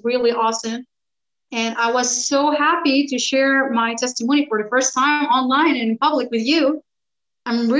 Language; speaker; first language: English; native; English